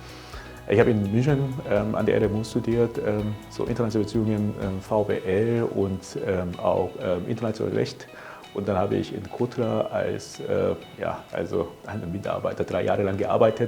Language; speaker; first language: German; non-native, fluent; Korean